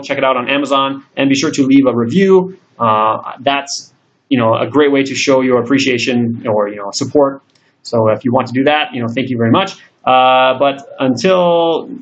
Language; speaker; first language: English; native; English